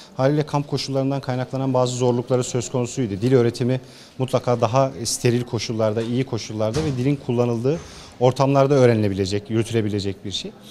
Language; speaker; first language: Turkish; native; Turkish